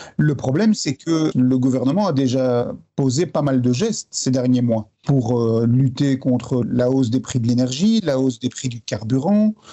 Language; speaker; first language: French; native; French